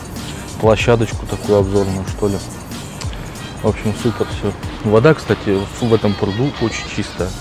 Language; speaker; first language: Russian; native; Russian